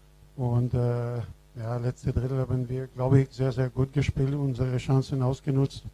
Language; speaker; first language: German; non-native, fluent; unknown